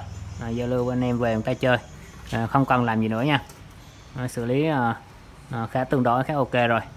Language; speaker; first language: Vietnamese; native; Vietnamese